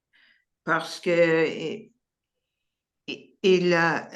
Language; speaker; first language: French; non-native, learner; English